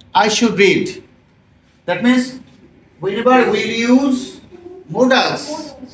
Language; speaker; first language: English; non-native, local second language; Bangla